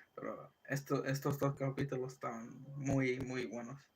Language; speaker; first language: Spanish; non-native, learner; English